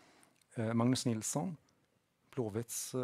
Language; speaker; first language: Swedish; native; Swedish